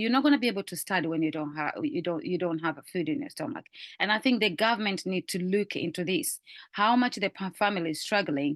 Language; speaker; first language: English; non-native, fluent; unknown